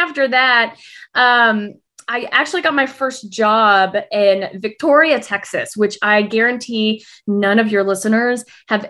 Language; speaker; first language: English; native; English